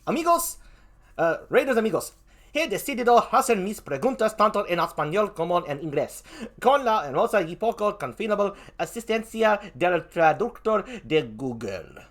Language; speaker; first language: Spanish; non-native, learner; English